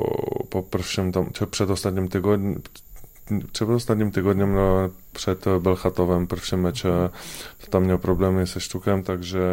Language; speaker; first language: Polish; non-native, fluent; Czech